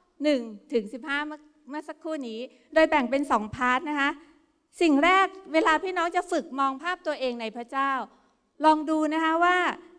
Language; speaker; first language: Thai; native; Thai